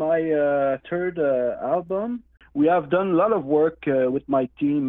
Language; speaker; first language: English; non-native, learner; Innu-aimun